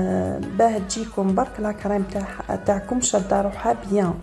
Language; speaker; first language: Arabic; native; Arabic